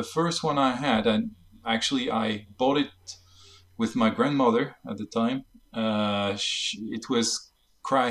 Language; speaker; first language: English; non-native, fluent; French